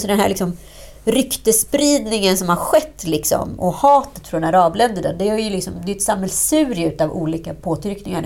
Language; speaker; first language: Swedish; native; Swedish